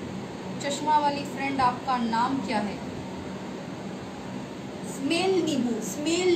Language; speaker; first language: Hindi; non-native, local second language; Bangla